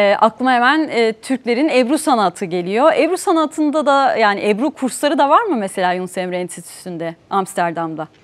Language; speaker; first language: Turkish; native; Turkish